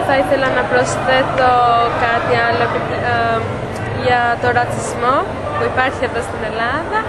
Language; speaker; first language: Greek; non-native, fluent; Albanian